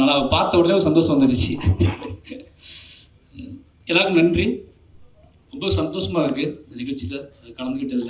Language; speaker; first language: Tamil; native; Tamil